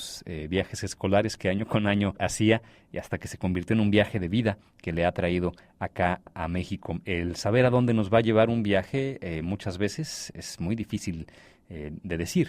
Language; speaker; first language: Spanish; native; Spanish